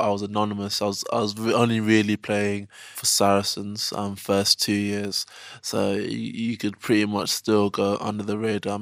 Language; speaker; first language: English; native; English